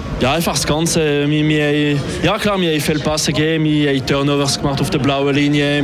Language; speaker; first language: German; non-native, local second language; French